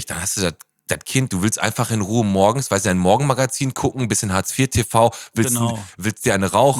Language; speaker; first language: German; native; German